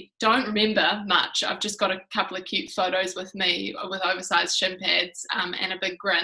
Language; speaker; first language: English; native; English